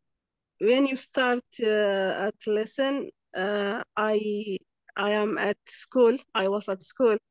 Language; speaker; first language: English; non-native, learner; Kurdish